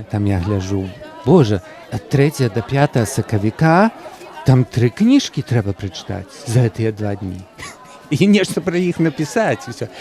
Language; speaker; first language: Belarusian; early bilingual, heritage; Belarusian